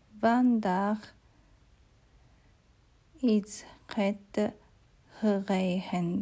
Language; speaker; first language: Dutch; non-native, learner; Arabic